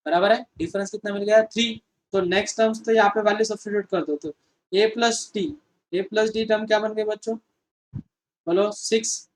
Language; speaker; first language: Hindi; non-native, local second language; Marathi